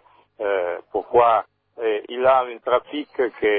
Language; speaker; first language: French; non-native, learner; Italian